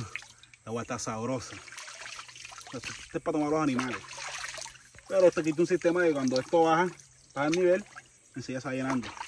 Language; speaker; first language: Spanish; native; Spanish